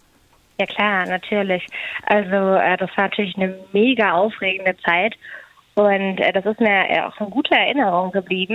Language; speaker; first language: German; native; German